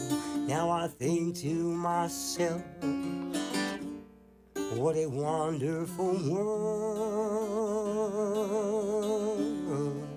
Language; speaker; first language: English; native; English